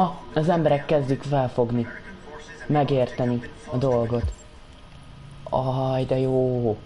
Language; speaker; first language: Hungarian; native; Hungarian